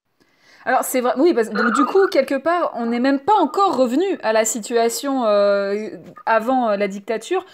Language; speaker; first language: French; native; French